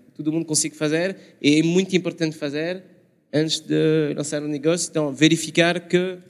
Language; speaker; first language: Portuguese; non-native, learner; French